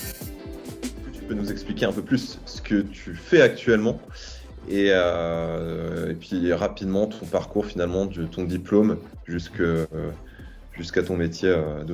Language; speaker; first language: French; native; French